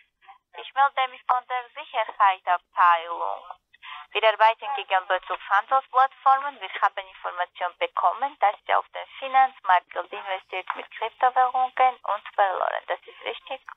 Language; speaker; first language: German; non-native, learner; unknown